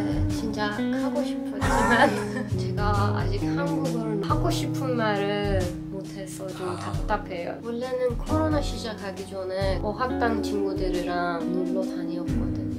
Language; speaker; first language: Korean; non-native, learner; Persian